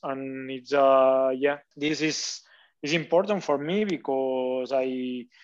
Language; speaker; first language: English; non-native, learner; Catalan